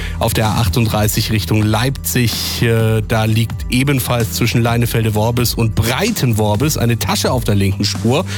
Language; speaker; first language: German; native; German